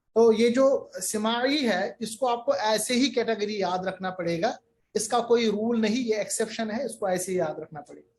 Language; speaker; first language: Urdu; native; Urdu